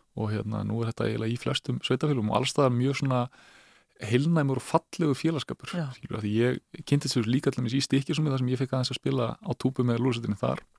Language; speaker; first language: Icelandic; native; Icelandic